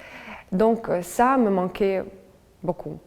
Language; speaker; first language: French; non-native, fluent; Russian